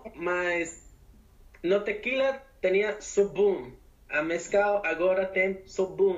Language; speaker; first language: Portuguese; non-native, learner; Spanish